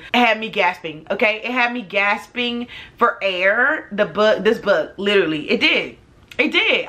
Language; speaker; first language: English; native; English